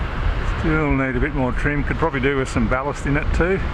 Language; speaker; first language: English; native; English